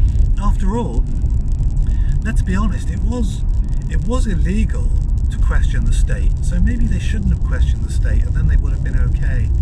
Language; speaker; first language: English; native; English